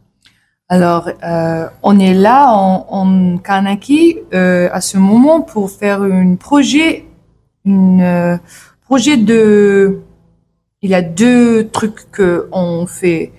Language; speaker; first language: French; non-native, learner; English